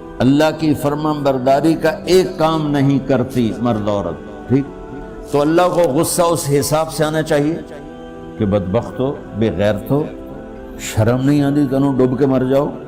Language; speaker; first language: Urdu; non-native, local second language; Punjabi